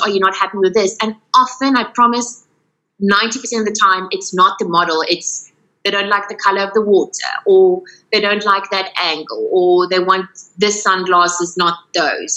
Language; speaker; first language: English; non-native, local second language; Afrikaans